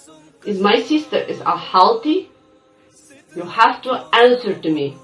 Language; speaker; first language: English; non-native, learner; Uyghur